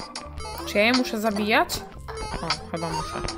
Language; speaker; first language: Polish; native; Polish